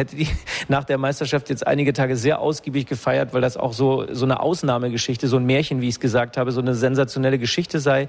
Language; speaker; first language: German; native; German